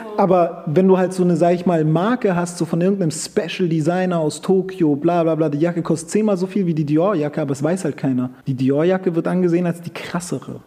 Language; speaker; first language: German; early bilingual, other home language; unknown